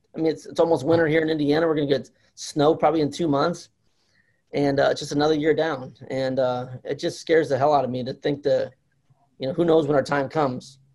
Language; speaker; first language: English; native; English